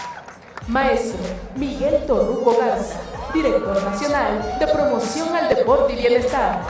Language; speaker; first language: Spanish; native; Spanish